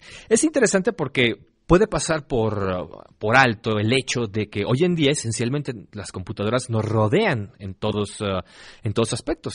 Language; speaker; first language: Spanish; native; Spanish